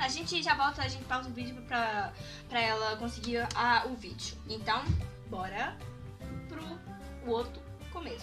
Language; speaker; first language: Portuguese; early bilingual, heritage; Portuguese